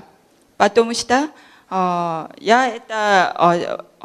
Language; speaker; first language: Russian; non-native, learner; Korean